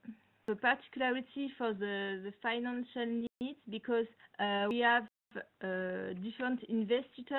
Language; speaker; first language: English; non-native, learner; French